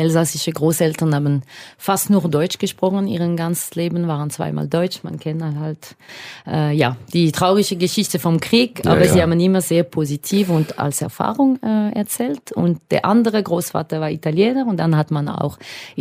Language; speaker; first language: German; non-native, fluent; French